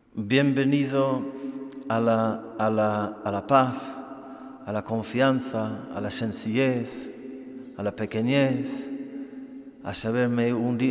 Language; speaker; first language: Spanish; non-native, fluent; English